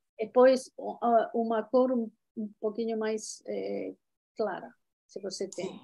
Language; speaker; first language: Portuguese; non-native, learner; Spanish